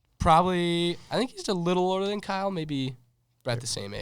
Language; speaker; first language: English; native; English